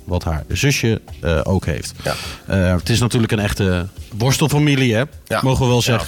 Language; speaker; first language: Dutch; native; Dutch